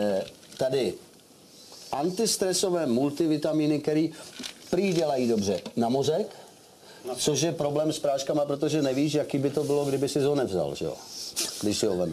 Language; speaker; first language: Czech; native; Czech